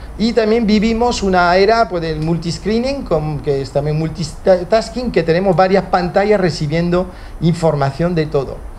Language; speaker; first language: Spanish; early bilingual, heritage; Spanish